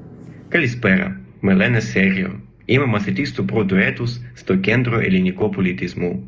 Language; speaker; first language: Greek; non-native, learner; Russian